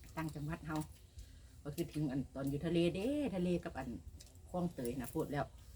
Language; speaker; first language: Thai; native; Thai